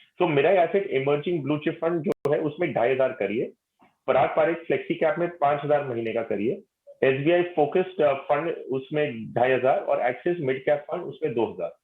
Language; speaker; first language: Hindi; native; Hindi